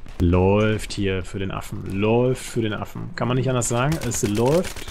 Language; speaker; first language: German; native; German